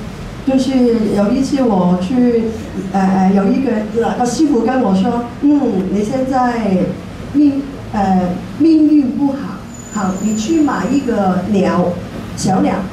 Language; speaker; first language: Chinese; non-native, local second language; Cantonese